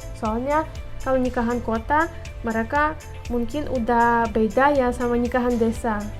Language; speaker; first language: Indonesian; non-native, fluent; Russian